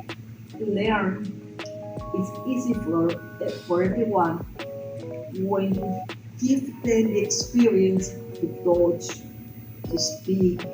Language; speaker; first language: English; non-native, learner; Spanish